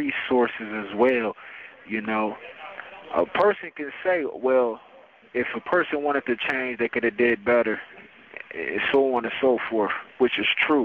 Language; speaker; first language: English; native; English